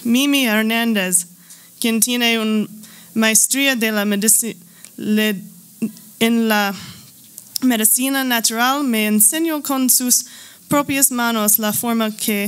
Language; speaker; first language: Spanish; non-native, learner; English